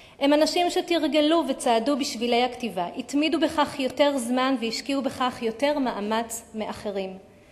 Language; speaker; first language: Hebrew; native; Hebrew